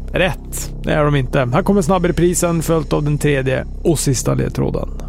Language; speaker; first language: Swedish; native; Swedish